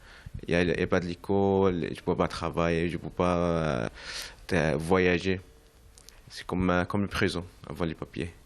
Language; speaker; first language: French; non-native, learner; Arabic